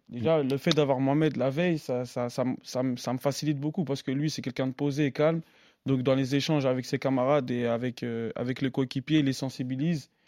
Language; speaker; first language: French; native; French